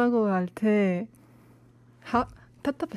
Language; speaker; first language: Korean; non-native, learner; Spanish